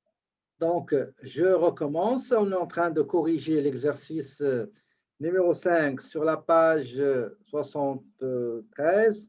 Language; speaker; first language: French; native; French